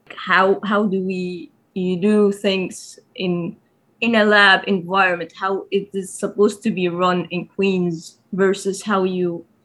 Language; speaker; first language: English; non-native, fluent; Arabic